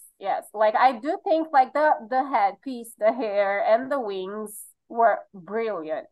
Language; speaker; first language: English; non-native, fluent; Portuguese